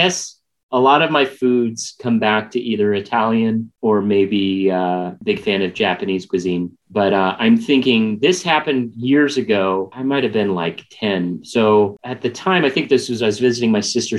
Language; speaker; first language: English; native; English